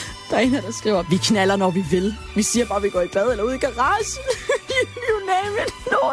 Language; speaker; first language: Danish; native; Danish